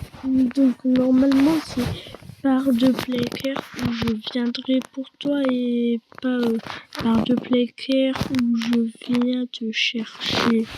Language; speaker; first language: French; native; French